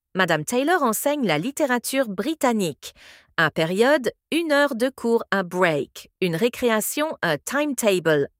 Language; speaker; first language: French; native; French